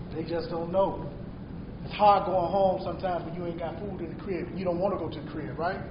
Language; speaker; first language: English; native; English